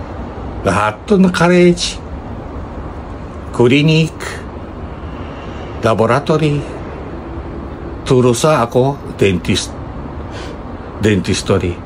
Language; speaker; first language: Filipino; non-native, learner; Japanese